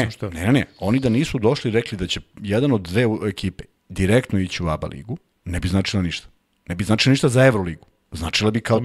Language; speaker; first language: Serbian; native; Serbian